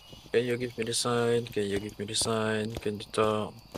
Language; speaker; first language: English; non-native, local second language; Malay